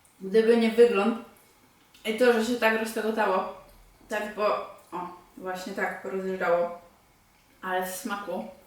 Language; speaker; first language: Polish; native; Polish